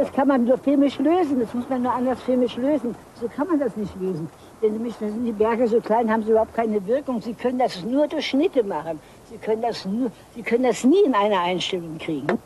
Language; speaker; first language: German; native; German